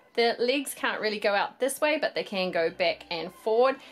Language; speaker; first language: English; native; English